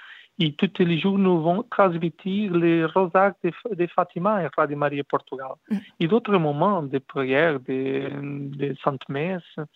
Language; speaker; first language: French; non-native, learner; Portuguese